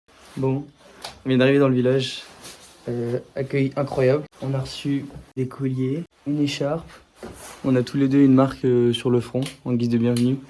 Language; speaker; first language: French; native; French